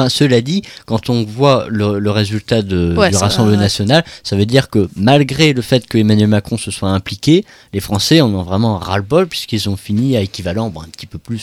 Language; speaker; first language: French; native; French